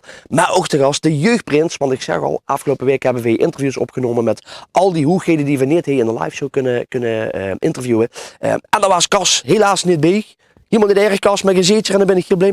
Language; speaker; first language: Dutch; native; Dutch